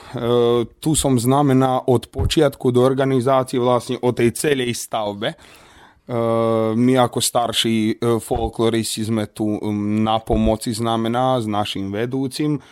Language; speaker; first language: Slovak; native; Slovak